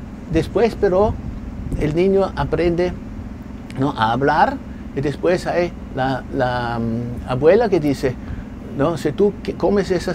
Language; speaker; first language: Spanish; non-native, fluent; German